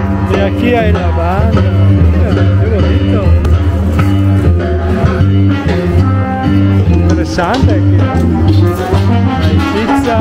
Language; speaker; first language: Spanish; non-native, learner; Italian